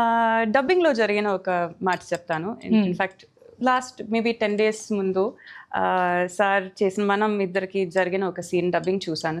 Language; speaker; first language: Telugu; non-native, fluent; Tamil